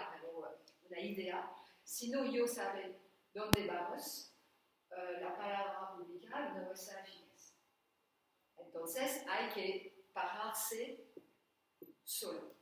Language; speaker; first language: Spanish; non-native, learner; French